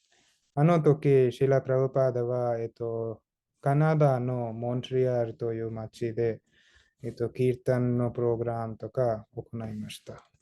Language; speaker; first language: Japanese; non-native, fluent; Hindi